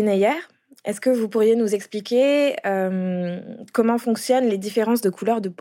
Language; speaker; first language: French; native; French